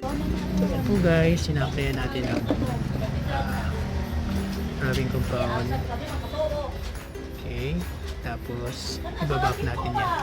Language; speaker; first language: Filipino; native; Filipino